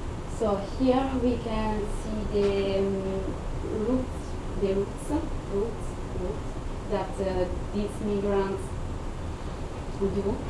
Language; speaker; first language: English; non-native, fluent; Italian